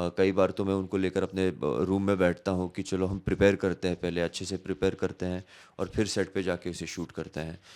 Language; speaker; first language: Hindi; non-native, local second language; Marathi